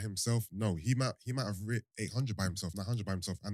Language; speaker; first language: English; native; English